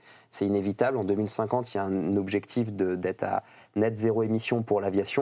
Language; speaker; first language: French; native; French